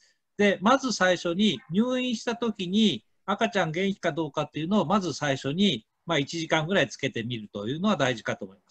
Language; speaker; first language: Japanese; native; Japanese